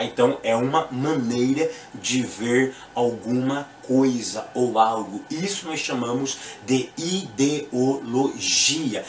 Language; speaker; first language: Portuguese; native; Portuguese